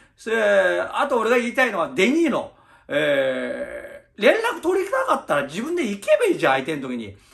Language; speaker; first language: Japanese; early bilingual, other home language; Chinese